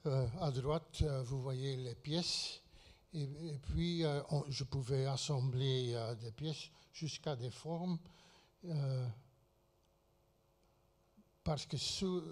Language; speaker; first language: French; non-native, fluent; Dutch